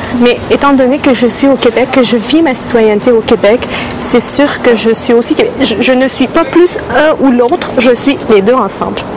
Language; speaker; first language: French; non-native, local second language; Armenian